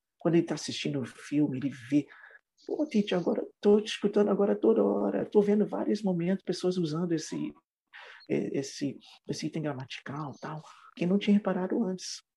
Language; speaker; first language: Portuguese; non-native, fluent; English